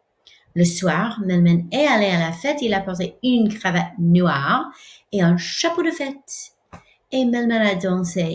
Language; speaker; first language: French; non-native, fluent; English